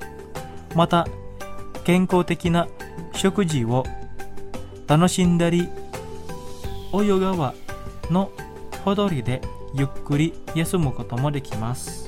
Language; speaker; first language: Japanese; non-native, fluent; Indonesian